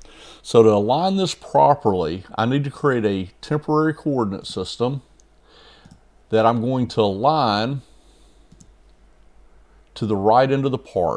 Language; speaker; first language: English; native; English